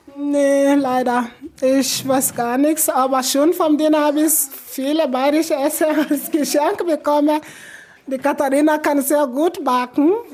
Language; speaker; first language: German; non-native, learner; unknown